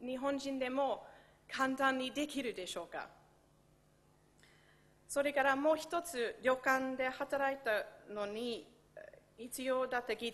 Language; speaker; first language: Japanese; non-native, fluent; English